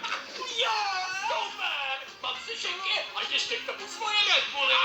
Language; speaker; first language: Czech; native; Czech